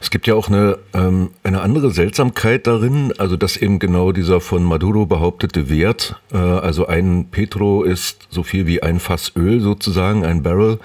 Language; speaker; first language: German; native; German